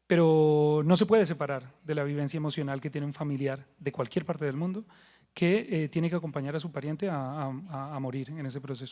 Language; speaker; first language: Spanish; native; Spanish